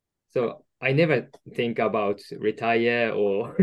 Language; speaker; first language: English; non-native, learner; Japanese